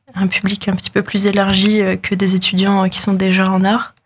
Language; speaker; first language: French; native; French